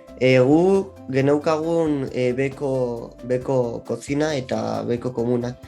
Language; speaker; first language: Basque; non-native, local second language; Spanish